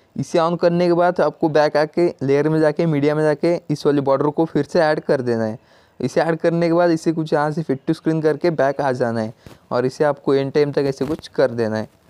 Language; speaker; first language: Hindi; non-native, local second language; Marathi